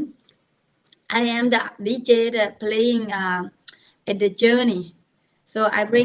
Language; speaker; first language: English; non-native, learner; Thai